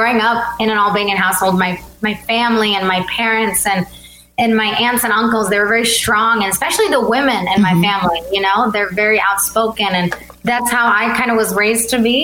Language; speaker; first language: English; early bilingual, other home language; Albanian